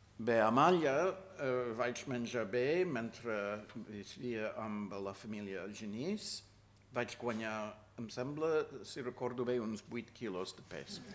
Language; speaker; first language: Catalan; non-native, fluent; English